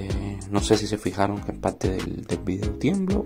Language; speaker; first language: Spanish; native; Spanish